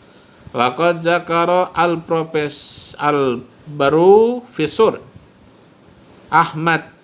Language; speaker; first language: Arabic; non-native, fluent; Indonesian